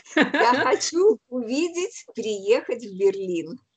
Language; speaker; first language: Russian; native; Russian